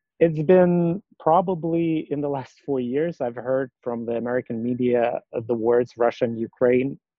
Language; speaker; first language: English; non-native, fluent; Russian